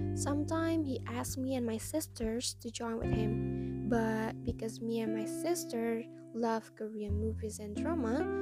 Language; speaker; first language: English; non-native, fluent; Indonesian